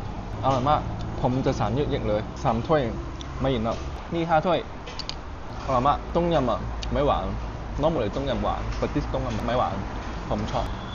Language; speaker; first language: Thai; native; Thai